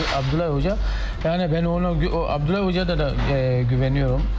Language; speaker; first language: Turkish; non-native, learner; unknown